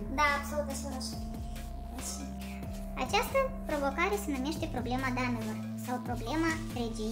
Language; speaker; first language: Romanian; native; Romanian